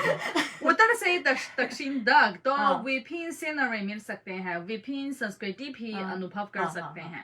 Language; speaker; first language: Hindi; non-native, fluent; Chinese